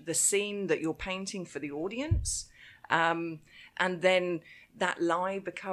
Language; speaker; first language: English; native; English